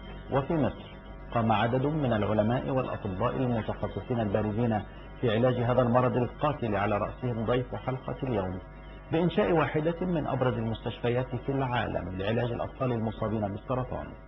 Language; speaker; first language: Arabic; native; Arabic